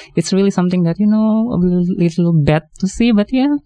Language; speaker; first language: English; non-native, fluent; Indonesian